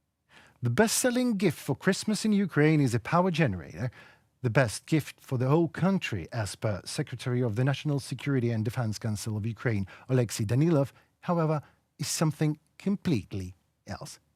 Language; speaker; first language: English; non-native, fluent; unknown